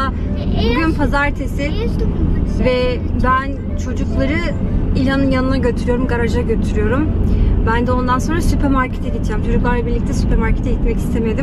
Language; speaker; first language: Turkish; early bilingual, heritage; Turkish